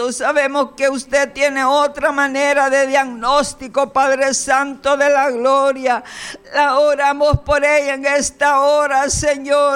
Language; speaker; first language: Spanish; native; Spanish